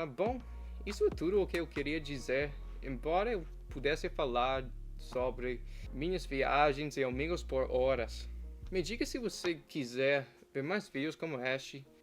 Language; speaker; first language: Portuguese; non-native, fluent; English